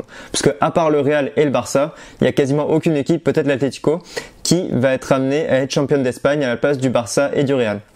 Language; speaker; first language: French; native; French